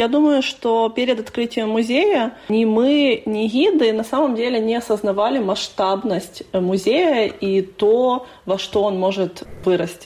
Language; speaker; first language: Russian; native; Russian